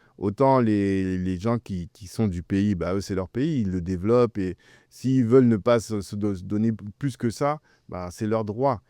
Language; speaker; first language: French; early bilingual, other home language; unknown